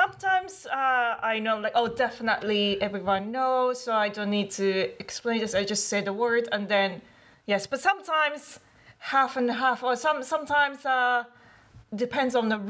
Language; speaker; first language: English; non-native, learner; Japanese